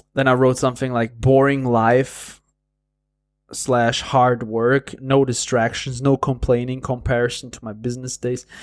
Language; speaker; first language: English; non-native, fluent; Portuguese